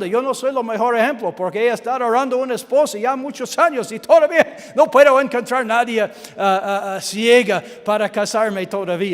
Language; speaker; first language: Spanish; non-native, learner; English